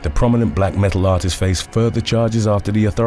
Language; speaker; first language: English; native; English